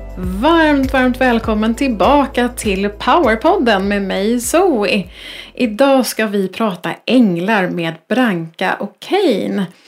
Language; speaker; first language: Swedish; native; Swedish